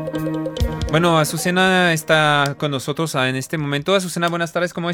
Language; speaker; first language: Spanish; non-native, fluent; French